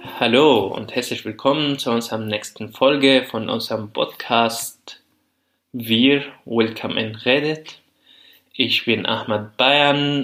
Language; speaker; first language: German; non-native, fluent; Arabic